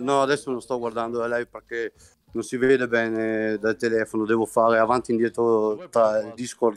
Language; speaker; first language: Italian; native; Italian